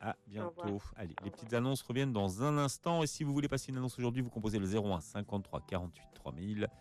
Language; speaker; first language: French; native; French